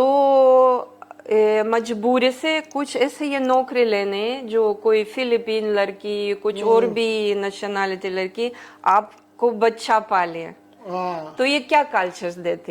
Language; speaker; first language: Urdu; early bilingual, heritage; Greek